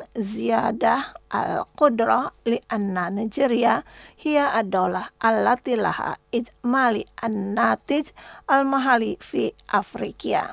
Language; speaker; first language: Arabic; non-native, fluent; Indonesian